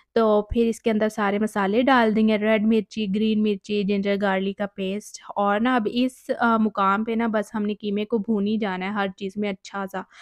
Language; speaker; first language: Urdu; native; Urdu